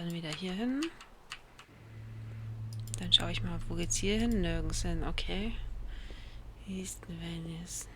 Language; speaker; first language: German; native; German